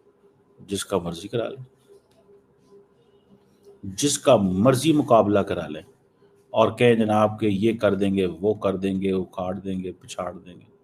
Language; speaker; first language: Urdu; non-native, local second language; Punjabi